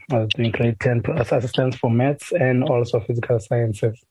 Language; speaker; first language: English; non-native, local second language; Xhosa